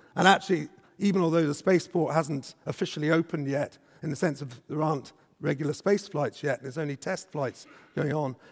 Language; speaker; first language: English; native; English